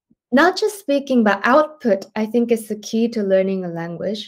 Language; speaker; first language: English; non-native, fluent; Japanese